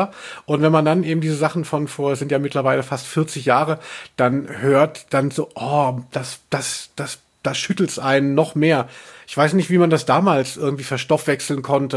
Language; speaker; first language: German; native; German